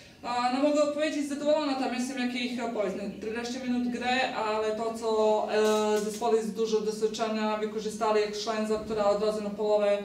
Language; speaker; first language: Polish; non-native, fluent; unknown